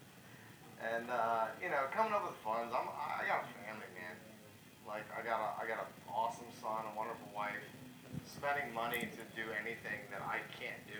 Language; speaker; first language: English; native; English